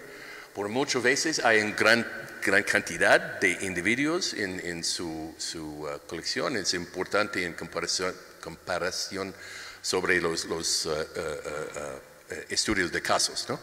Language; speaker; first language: Spanish; non-native, learner; English